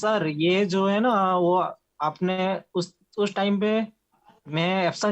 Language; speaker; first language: Hindi; native; Hindi